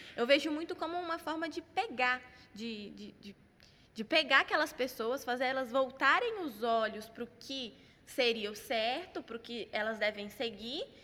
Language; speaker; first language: Portuguese; native; Portuguese